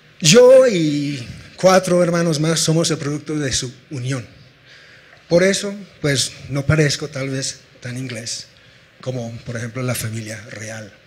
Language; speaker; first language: Spanish; non-native, fluent; English